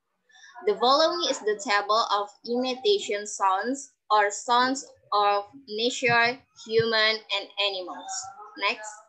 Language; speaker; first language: English; non-native, learner; Indonesian